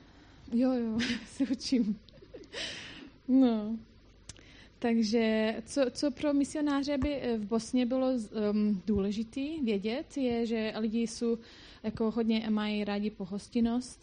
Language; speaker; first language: Czech; non-native, fluent; Croatian